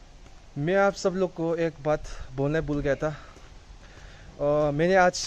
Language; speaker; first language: Hindi; non-native, local second language; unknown